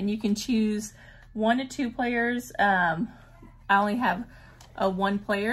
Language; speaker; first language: English; native; English